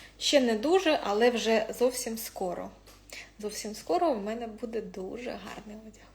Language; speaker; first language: Ukrainian; non-native, local second language; Russian